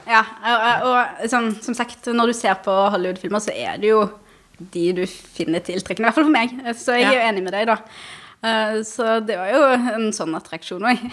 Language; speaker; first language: Norwegian; early bilingual, other home language; Arabic